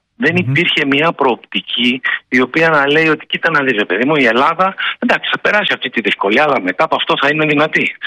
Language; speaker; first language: Greek; native; Greek